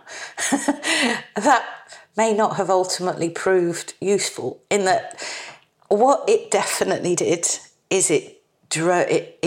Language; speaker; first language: English; native; English